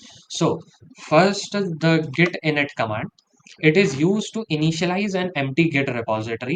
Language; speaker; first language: English; non-native, local second language; Hindi